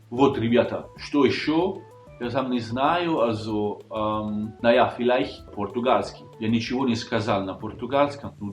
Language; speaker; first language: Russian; non-native, learner; Italian